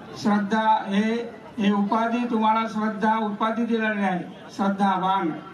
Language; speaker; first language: Marathi; non-native, fluent; Sinhala